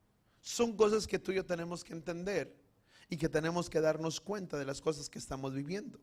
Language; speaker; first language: Spanish; native; Spanish